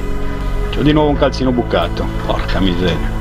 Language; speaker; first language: Italian; native; Italian